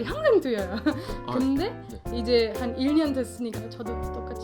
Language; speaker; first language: Korean; non-native, fluent; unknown